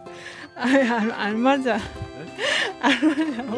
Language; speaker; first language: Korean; non-native, learner; Lao